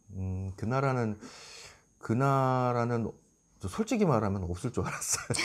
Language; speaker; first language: Korean; native; Korean